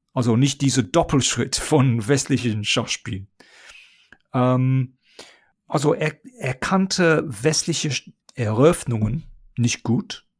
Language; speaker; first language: German; non-native, fluent; English